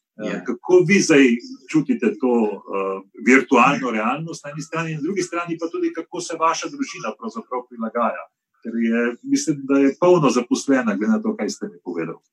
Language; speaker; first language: Slovenian; native; Slovenian